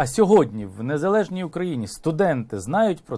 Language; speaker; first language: Ukrainian; native; Ukrainian